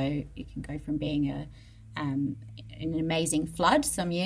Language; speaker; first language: English; native; English